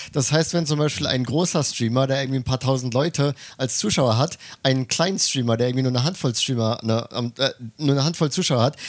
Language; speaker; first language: German; native; German